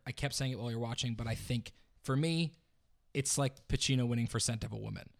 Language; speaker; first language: English; native; English